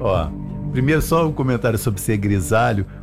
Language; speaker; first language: Portuguese; native; Portuguese